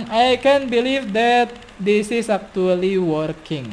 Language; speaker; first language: English; non-native, learner; Indonesian